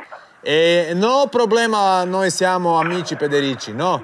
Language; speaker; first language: Italian; non-native, learner; Croatian